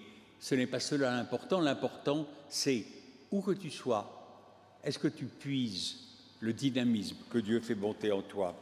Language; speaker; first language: French; native; French